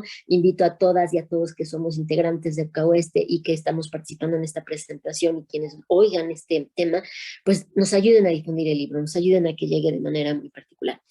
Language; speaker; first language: Spanish; native; Spanish